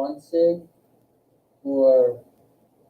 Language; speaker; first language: German; non-native, learner; English